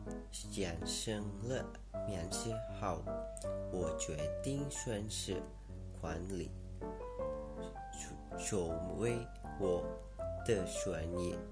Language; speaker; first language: Chinese; non-native, learner; Indonesian